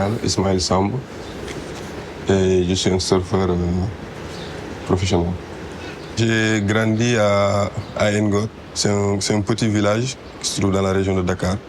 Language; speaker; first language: French; non-native, local second language; Wolof